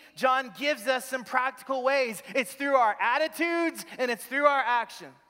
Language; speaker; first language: English; native; English